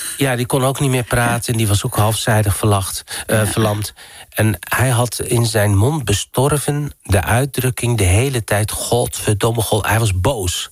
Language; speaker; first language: Dutch; early bilingual, other home language; Riffian